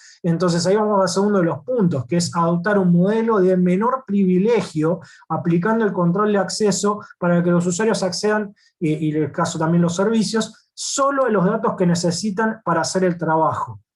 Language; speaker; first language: Spanish; native; Spanish